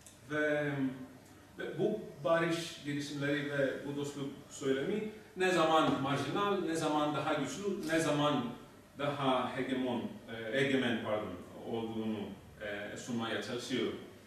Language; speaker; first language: Turkish; non-native, learner; Greek